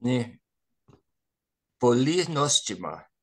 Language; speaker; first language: Greek; non-native, learner; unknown